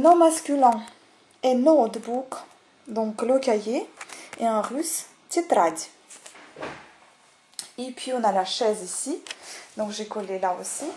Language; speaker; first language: French; native; French